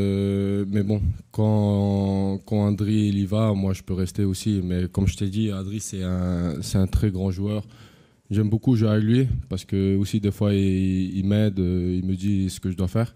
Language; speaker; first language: French; non-native, fluent; Spanish